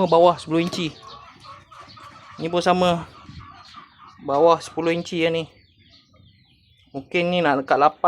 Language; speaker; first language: Malay; native; Malay